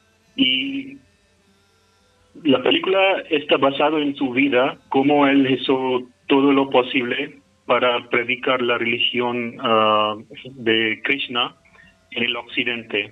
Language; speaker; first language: Spanish; non-native, fluent; Hindi